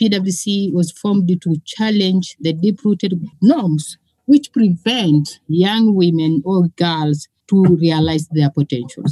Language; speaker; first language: English; non-native, local second language; Masai